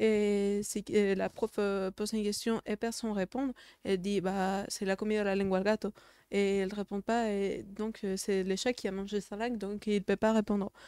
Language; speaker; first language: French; non-native, fluent; Spanish